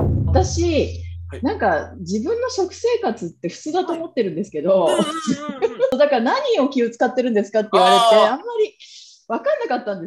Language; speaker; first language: Japanese; native; Japanese